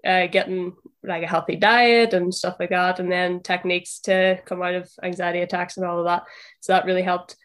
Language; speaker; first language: English; native; English